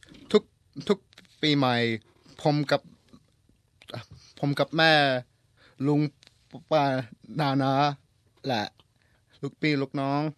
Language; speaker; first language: Thai; early bilingual, heritage; English